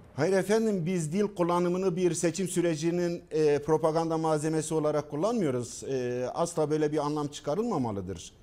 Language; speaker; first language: Turkish; non-native, local second language; Kurdish